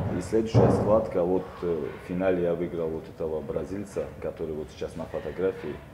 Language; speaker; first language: Russian; non-native, local second language; Tajik